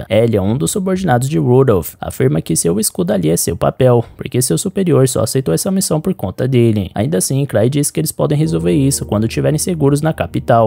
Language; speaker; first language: Portuguese; native; Portuguese